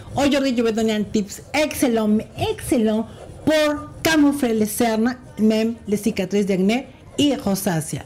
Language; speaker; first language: French; non-native, fluent; Spanish